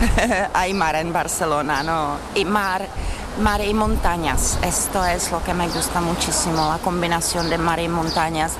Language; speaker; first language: Spanish; non-native, learner; Czech